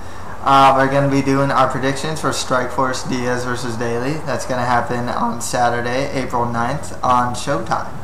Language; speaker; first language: English; native; English